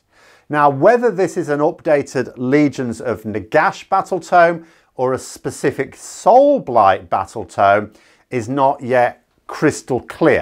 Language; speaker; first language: English; native; English